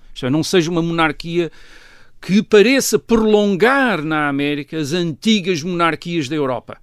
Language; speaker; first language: Portuguese; native; Portuguese